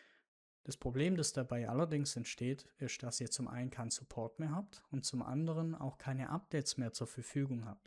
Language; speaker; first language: German; native; German